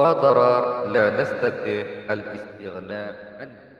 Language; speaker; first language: Arabic; non-native, fluent; Malay